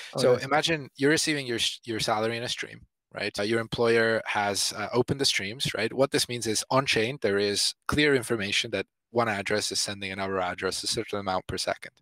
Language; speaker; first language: English; non-native, fluent; Italian